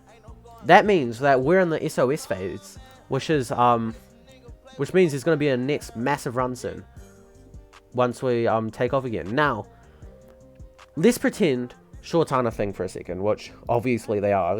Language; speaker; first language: English; native; English